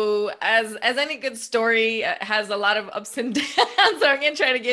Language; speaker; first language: English; native; English